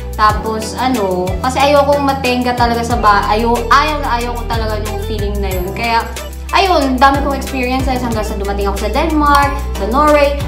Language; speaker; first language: Filipino; native; Filipino